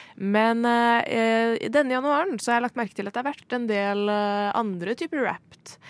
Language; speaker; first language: Norwegian; early bilingual, other home language; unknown